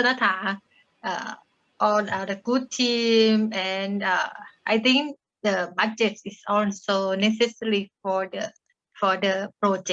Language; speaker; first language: English; non-native, learner; Thai